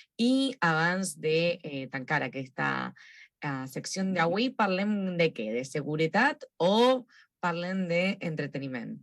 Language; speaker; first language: Catalan; non-native, local second language; Spanish